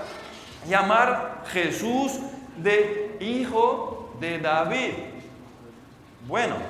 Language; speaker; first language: Spanish; non-native, fluent; Portuguese